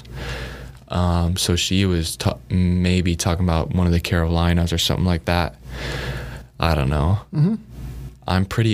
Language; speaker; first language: English; native; English